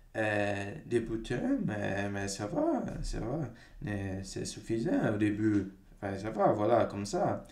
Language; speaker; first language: French; non-native, fluent; Portuguese